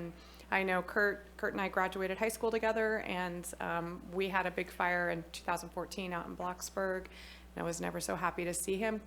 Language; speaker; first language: English; native; English